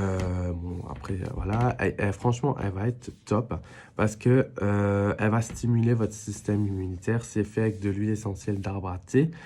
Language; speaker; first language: French; native; French